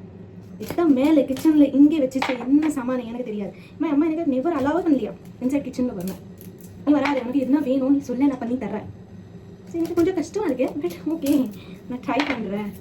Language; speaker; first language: Tamil; non-native, learner; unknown